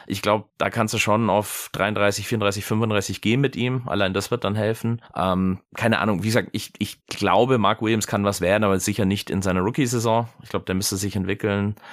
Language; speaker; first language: German; early bilingual, other home language; English